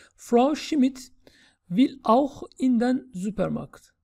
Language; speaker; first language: German; non-native, fluent; Turkish